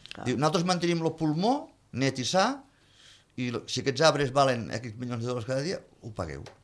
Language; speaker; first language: Catalan; native; Catalan